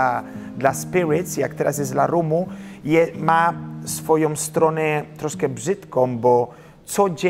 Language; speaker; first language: Polish; early bilingual, heritage; Polish